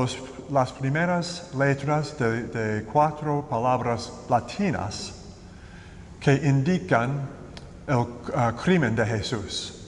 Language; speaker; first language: Spanish; non-native, learner; English